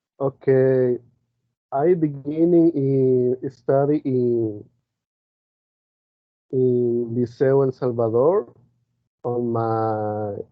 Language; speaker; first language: English; non-native, learner; Spanish